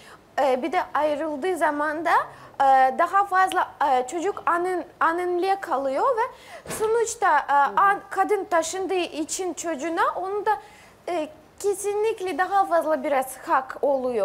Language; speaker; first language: Turkish; non-native, learner; Russian